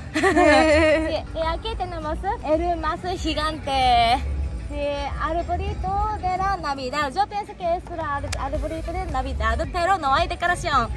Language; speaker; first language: Spanish; non-native, learner; Japanese